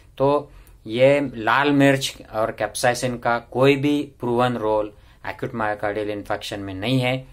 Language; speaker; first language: Hindi; non-native, local second language; Marathi